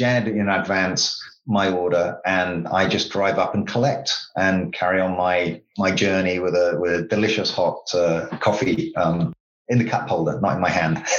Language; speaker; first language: English; native; English